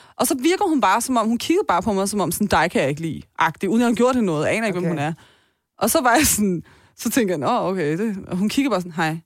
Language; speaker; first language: Danish; early bilingual, other home language; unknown